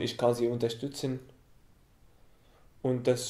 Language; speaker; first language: German; non-native, fluent; Arabic